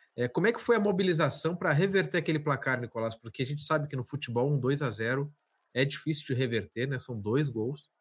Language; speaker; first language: Portuguese; native; Portuguese